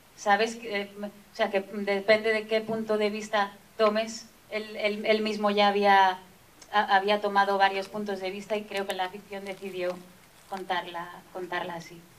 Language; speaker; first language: Spanish; native; Spanish